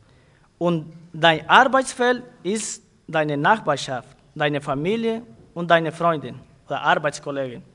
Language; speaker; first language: German; non-native, fluent; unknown